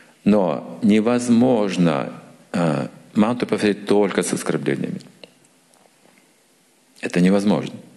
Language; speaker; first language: Russian; native; Russian